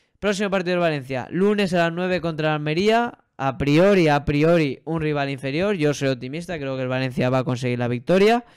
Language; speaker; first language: Spanish; native; Spanish